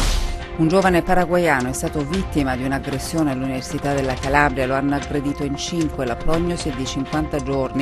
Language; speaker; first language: Italian; native; Italian